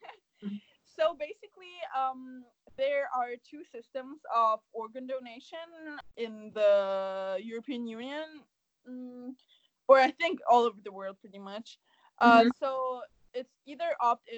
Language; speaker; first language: English; non-native, fluent; German